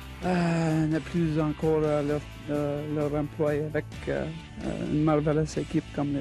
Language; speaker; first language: French; non-native, learner; English